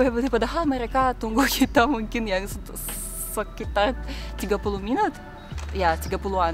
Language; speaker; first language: Indonesian; non-native, fluent; Russian